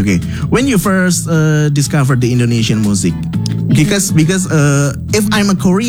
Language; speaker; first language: English; non-native, local second language; Indonesian